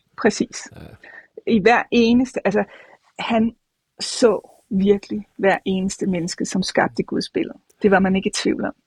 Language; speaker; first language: Danish; native; Danish